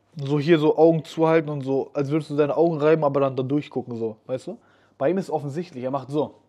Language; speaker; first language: German; native; German